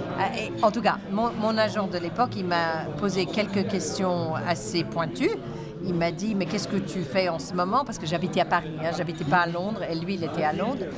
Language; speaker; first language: French; non-native, fluent; English